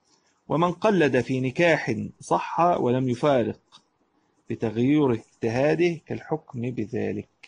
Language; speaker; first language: Arabic; native; Arabic